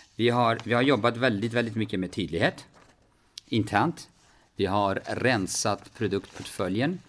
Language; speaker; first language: Swedish; early bilingual, other home language; Arabic